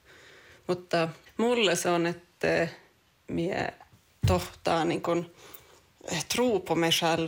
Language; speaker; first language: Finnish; non-native, local second language; Swedish